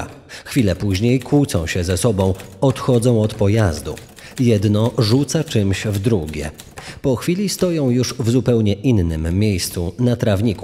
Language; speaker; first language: Polish; native; Polish